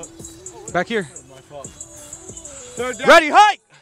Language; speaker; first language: English; native; English